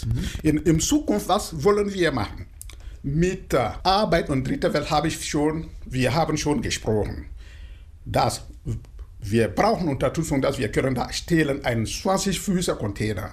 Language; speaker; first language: German; non-native, fluent; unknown